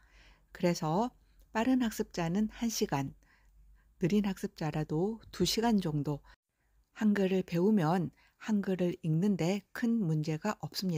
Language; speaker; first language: Korean; native; Korean